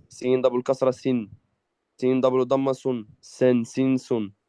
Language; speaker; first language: Arabic; non-native, learner; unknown